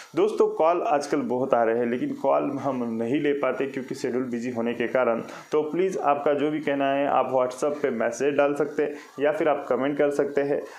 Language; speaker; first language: Hindi; non-native, local second language; Marathi